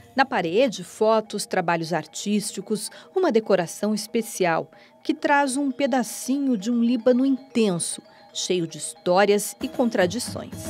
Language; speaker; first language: Portuguese; native; Portuguese